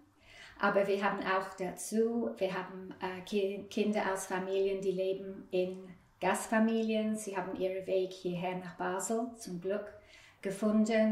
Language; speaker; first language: German; non-native, fluent; English